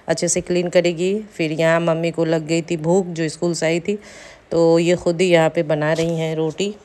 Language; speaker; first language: Hindi; native; Hindi